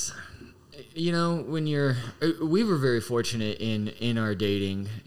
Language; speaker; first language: English; native; English